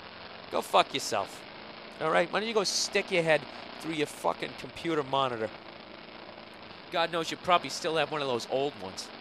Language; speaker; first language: English; native; English